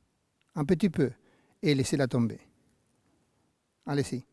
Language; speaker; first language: French; non-native, fluent; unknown